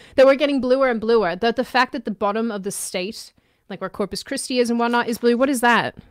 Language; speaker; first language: English; native; English